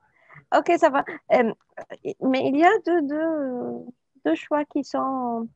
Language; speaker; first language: French; non-native, learner; Arabic